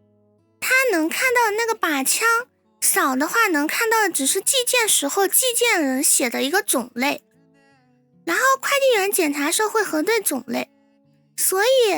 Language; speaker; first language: Chinese; native; Chinese